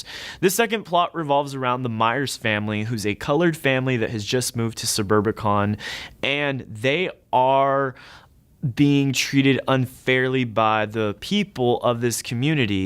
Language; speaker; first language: English; native; English